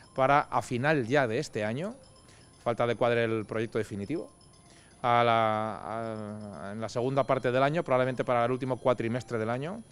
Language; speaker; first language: Spanish; native; Spanish